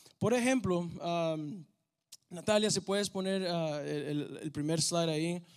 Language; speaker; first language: Spanish; early bilingual, heritage; Spanish